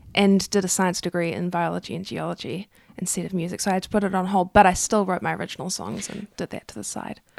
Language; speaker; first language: English; native; English